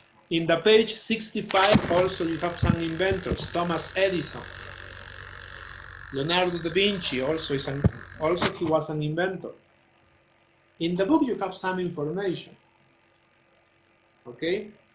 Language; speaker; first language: English; non-native, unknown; Spanish